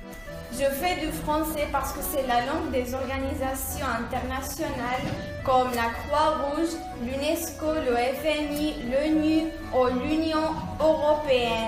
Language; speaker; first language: French; non-native, learner; Spanish